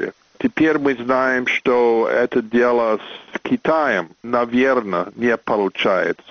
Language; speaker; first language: Russian; non-native, fluent; English